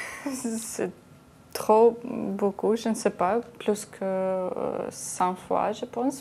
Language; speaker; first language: French; non-native, learner; Ukrainian